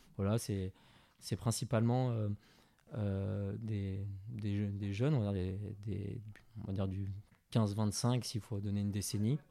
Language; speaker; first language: French; early bilingual, other home language; Chinese